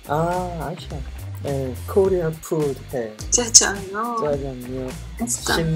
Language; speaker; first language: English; non-native, learner; Korean